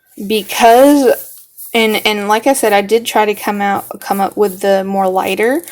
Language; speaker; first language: English; native; English